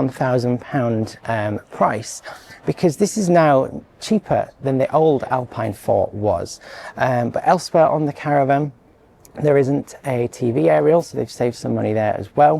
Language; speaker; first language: English; native; English